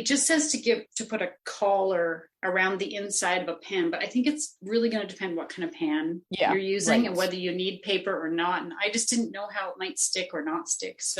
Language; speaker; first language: English; native; English